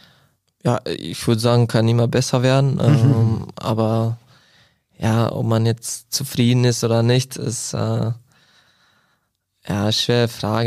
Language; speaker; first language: German; non-native, fluent; Croatian